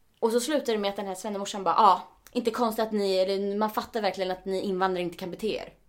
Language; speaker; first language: Swedish; early bilingual, other home language; Spanish